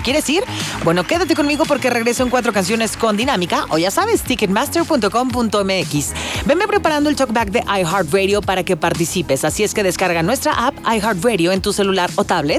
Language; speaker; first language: Spanish; native; Spanish